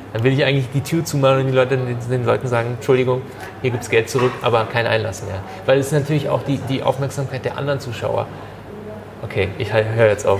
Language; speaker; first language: German; early bilingual, other home language; Turkish